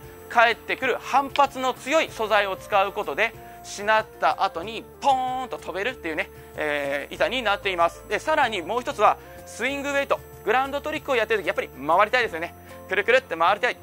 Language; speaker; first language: Japanese; native; Japanese